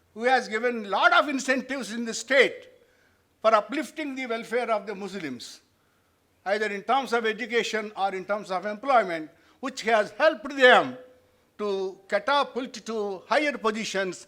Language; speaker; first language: English; non-native, local second language; Telugu